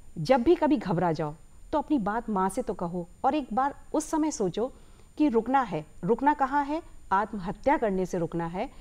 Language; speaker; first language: Hindi; native; Hindi